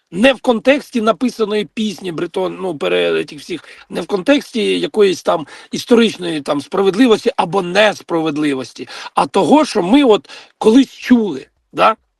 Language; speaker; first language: Ukrainian; non-native, local second language; Russian